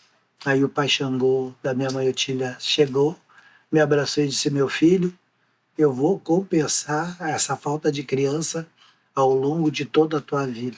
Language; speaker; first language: Portuguese; native; Portuguese